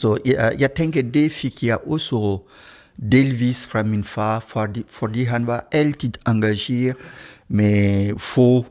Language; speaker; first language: Danish; non-native, fluent; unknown